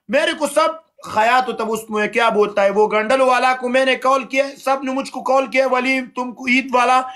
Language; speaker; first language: Urdu; non-native, learner; Pashto